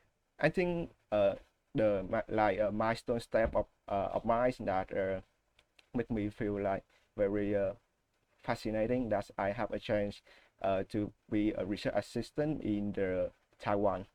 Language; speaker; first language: English; non-native, learner; Vietnamese